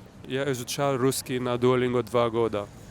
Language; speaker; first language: Russian; non-native, learner; Arabic